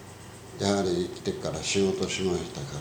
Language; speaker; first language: Japanese; native; Japanese